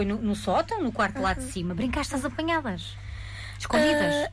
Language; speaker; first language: Portuguese; native; Portuguese